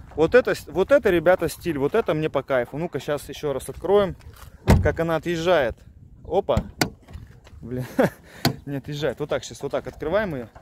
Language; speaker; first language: Russian; native; Russian